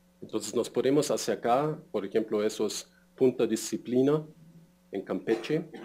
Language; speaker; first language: Spanish; non-native, fluent; German